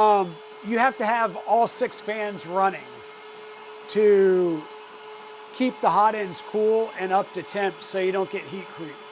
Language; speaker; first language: English; native; English